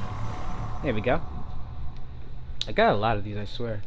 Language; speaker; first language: English; native; English